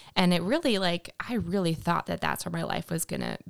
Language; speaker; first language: English; native; English